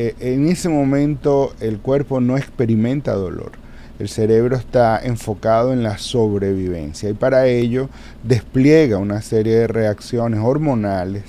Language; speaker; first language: Spanish; native; Spanish